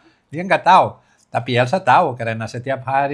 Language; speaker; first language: Indonesian; non-native, learner; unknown